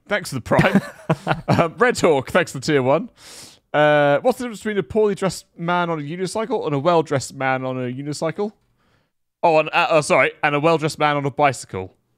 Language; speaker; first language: English; native; English